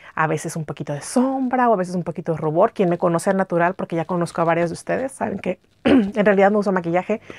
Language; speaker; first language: Spanish; native; Spanish